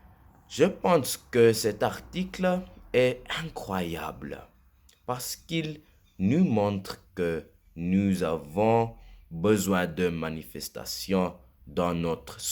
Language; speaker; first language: French; non-native, learner; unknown